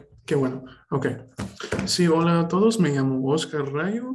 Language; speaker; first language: Spanish; early bilingual, heritage; Spanish